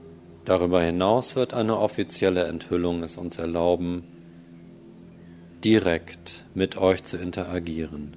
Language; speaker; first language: German; native; German